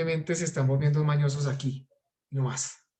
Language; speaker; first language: Spanish; native; Spanish